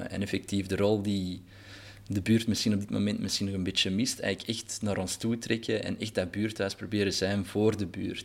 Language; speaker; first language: Dutch; native; Dutch